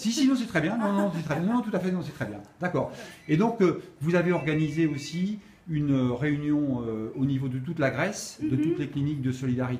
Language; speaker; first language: French; native; French